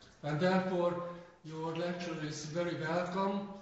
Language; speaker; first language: English; non-native, fluent; Hungarian